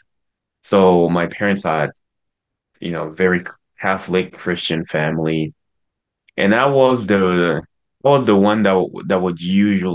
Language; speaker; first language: English; non-native, local second language; French